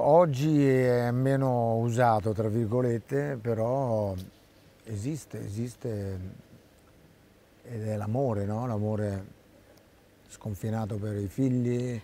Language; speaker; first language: Italian; native; Italian